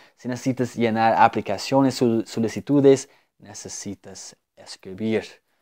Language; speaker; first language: Spanish; non-native, fluent; English